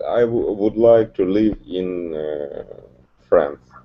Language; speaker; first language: English; non-native, learner; Russian